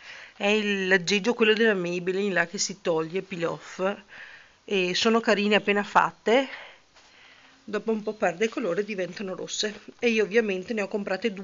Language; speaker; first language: Italian; native; Italian